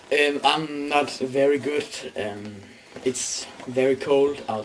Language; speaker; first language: English; non-native, learner; Danish